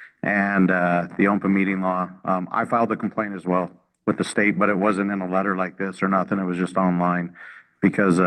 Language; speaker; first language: English; native; English